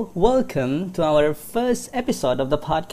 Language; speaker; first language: English; non-native, fluent; Thai